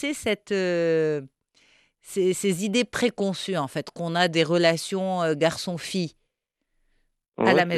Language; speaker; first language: French; non-native, local second language; Arabic